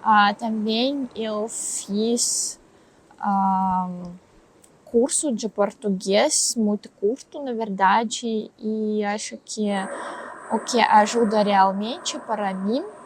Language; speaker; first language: Portuguese; non-native, learner; Russian